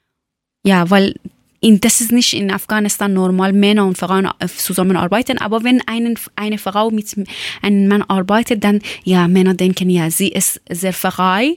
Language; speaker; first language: German; non-native, learner; Persian